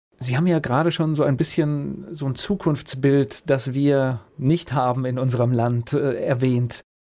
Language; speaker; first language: German; native; German